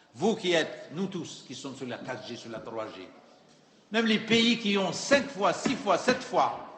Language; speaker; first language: French; non-native, local second language; Arabic